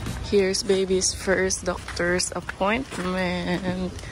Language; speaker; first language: English; non-native, local second language; Cebuano